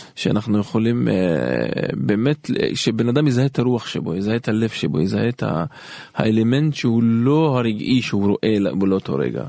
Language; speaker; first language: Hebrew; non-native, local second language; Arabic